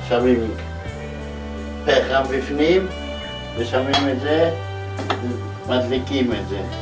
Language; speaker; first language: Hebrew; non-native, fluent; Yiddish